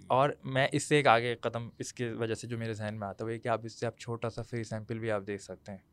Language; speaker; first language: Urdu; native; Urdu